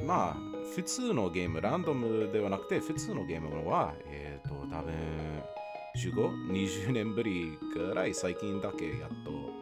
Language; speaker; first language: Japanese; non-native, fluent; English